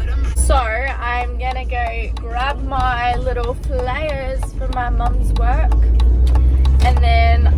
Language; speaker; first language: English; native; English